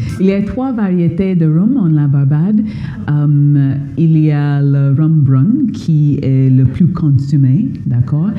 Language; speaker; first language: French; non-native, fluent; English